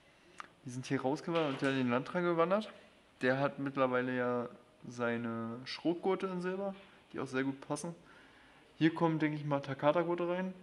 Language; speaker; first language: German; native; German